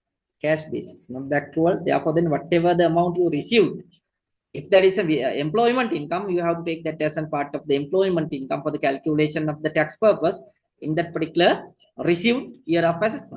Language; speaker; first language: English; non-native, local second language; Sinhala